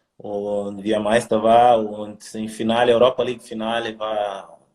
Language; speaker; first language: German; non-native, learner; Portuguese